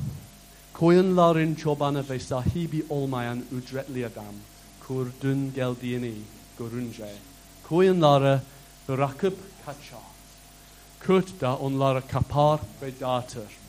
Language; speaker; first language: Turkish; non-native, fluent; English